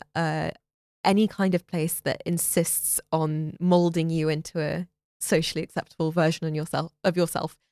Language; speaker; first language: English; native; English